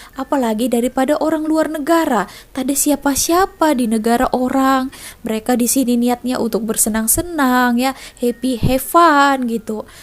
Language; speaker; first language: Indonesian; native; Indonesian